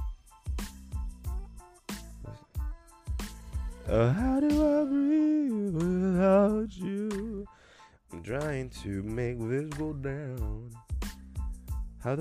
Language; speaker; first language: English; native; English